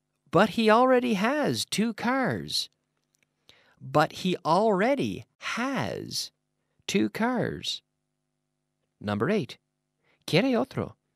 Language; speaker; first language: English; native; English